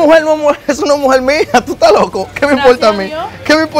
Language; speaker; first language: Spanish; native; Spanish